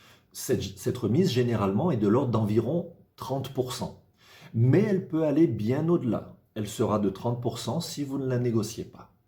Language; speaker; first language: French; native; French